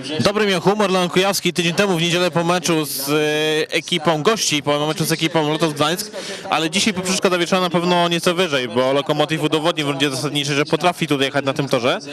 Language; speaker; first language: Polish; native; Polish